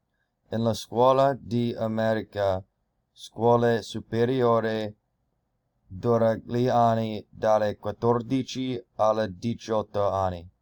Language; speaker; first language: Italian; non-native, learner; English